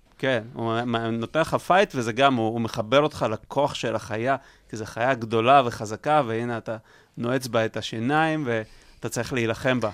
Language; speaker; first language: Hebrew; early bilingual, other home language; Russian